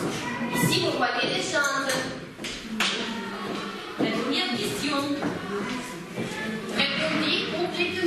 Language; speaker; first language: French; non-native, fluent; Russian